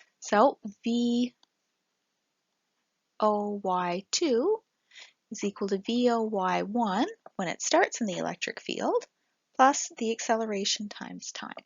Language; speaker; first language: English; native; English